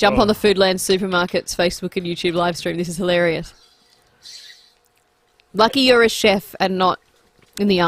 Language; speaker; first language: English; native; English